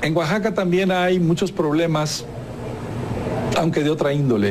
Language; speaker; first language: Spanish; native; Spanish